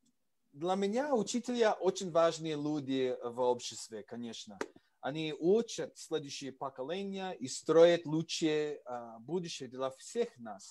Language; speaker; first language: Russian; non-native, learner; English